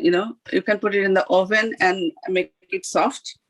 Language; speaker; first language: English; non-native, fluent; Bangla